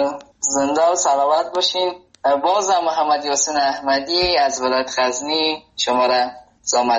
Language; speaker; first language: Persian; native; Persian